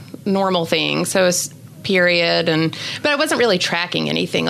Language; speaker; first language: English; native; English